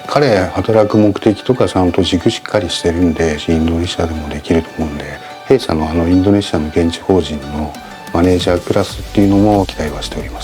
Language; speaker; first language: Japanese; native; Japanese